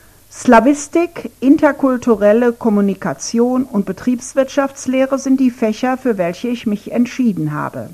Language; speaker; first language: German; non-native, fluent; Ukrainian